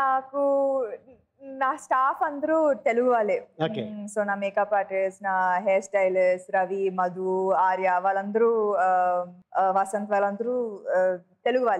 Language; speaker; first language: Telugu; non-native, local second language; Tamil